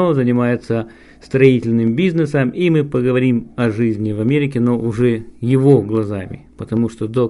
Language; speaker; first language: Russian; native; Russian